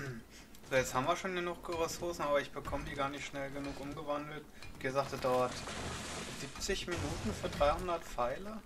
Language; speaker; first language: German; native; German